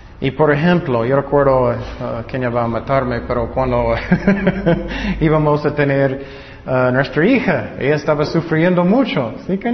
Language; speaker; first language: Spanish; non-native, fluent; English